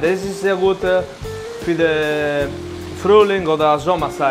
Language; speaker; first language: German; non-native, learner; Italian